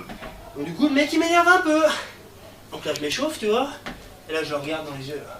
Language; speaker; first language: French; native; French